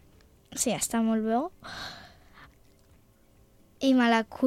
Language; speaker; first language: Catalan; early bilingual, other home language; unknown